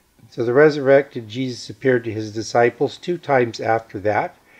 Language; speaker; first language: English; native; English